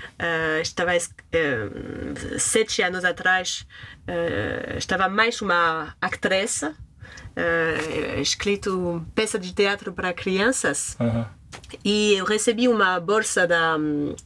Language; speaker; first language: Portuguese; non-native, learner; French